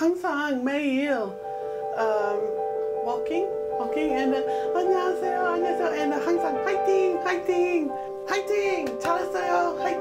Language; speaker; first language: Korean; non-native, learner; English